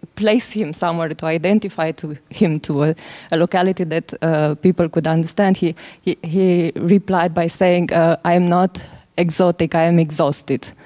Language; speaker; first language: English; non-native, fluent; Romanian